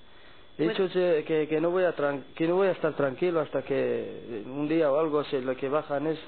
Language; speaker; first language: Spanish; non-native, learner; Arabic